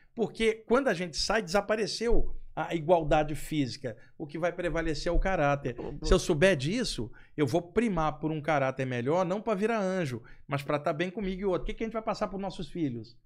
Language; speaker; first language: Portuguese; native; Portuguese